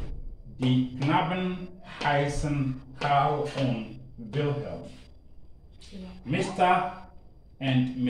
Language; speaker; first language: German; non-native, learner; Akan